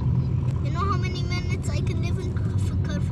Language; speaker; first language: English; non-native, learner; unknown